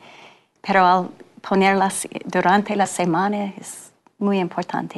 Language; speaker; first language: Spanish; non-native, fluent; English